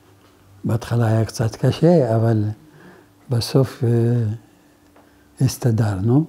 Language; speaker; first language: Hebrew; non-native, fluent; Arabic